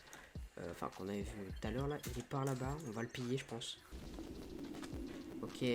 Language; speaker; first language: French; native; French